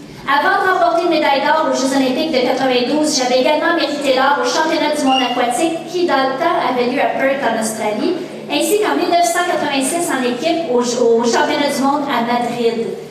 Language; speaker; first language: French; native; French